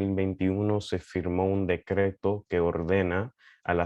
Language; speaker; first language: Spanish; early bilingual, heritage; Spanish